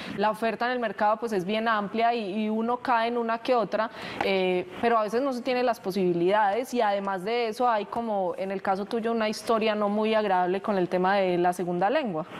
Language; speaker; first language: Spanish; native; Spanish